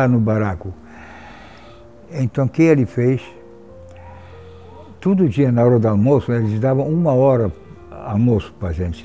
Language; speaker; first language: Portuguese; non-native, fluent; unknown